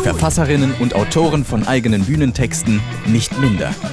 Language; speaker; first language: German; native; German